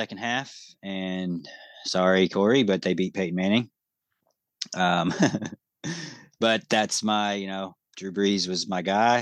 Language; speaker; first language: English; native; English